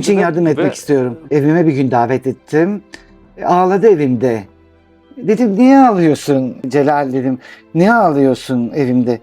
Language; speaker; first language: Turkish; non-native, local second language; Greek